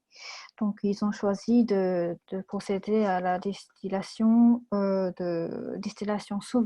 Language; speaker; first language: French; non-native, fluent; Japanese